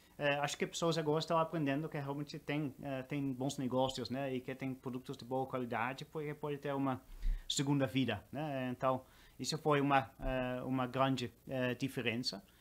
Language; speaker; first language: Portuguese; non-native, fluent; Dutch